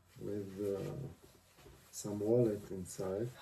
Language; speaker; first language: English; non-native, learner; Turkish